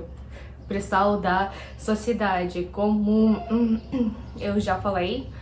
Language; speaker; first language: Portuguese; non-native, fluent; Russian